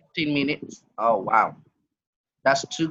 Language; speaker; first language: English; non-native, fluent; Vietnamese